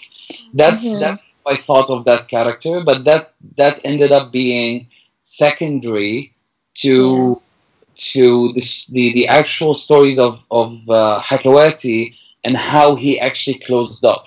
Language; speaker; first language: English; non-native, fluent; Arabic